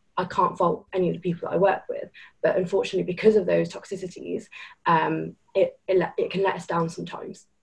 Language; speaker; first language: English; native; English